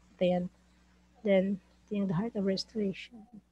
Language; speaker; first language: English; non-native, local second language; Cebuano